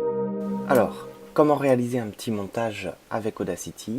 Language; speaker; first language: French; native; French